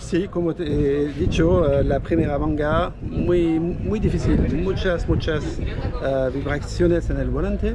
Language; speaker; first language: Spanish; non-native, learner; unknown